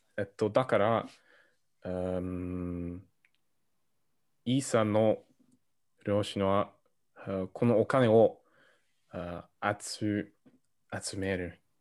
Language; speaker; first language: Japanese; non-native, learner; English